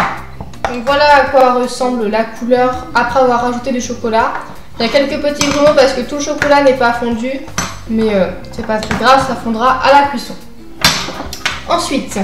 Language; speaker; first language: French; native; French